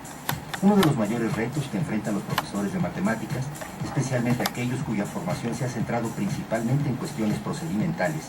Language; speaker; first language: Spanish; native; Spanish